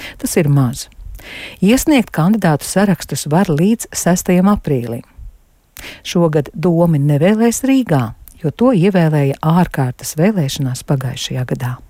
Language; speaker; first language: Latvian; native; Latvian